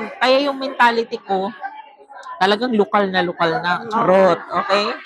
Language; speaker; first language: Filipino; native; Filipino